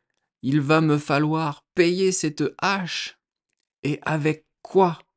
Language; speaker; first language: French; native; French